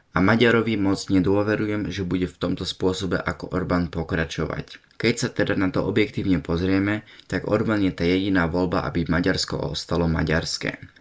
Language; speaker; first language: Slovak; early bilingual, heritage; Slovak